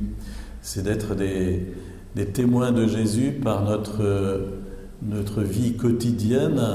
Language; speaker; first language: French; native; French